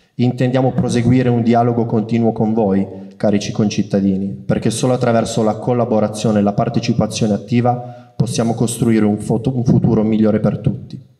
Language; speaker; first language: Italian; native; Italian